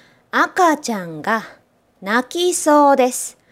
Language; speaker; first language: Japanese; native; Japanese